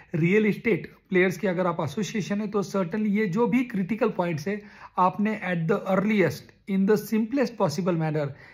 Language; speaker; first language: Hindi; non-native, local second language; Marathi